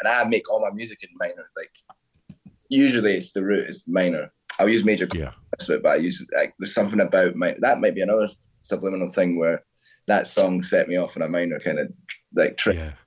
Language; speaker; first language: English; native; English